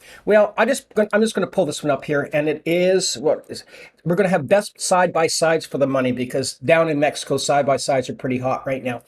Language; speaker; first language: English; native; English